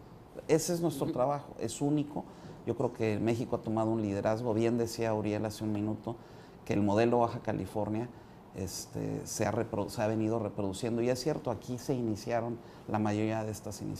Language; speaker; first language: Spanish; native; Spanish